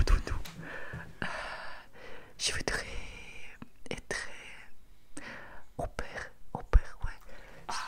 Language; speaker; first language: French; non-native, learner; Russian